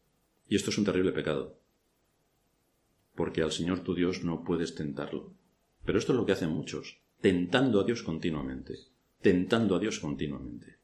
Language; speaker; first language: Spanish; native; Spanish